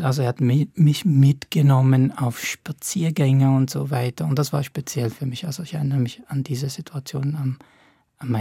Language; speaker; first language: German; non-native, fluent; Arabic